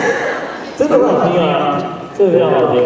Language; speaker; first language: Chinese; native; Chinese